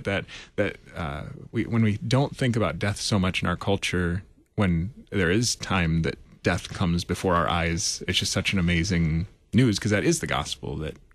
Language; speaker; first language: English; native; English